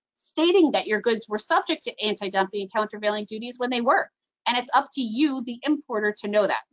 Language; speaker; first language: English; native; English